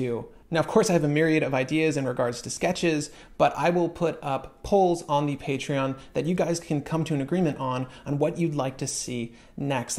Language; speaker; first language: English; native; English